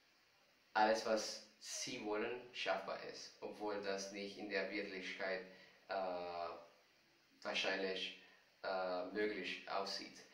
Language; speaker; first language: German; non-native, fluent; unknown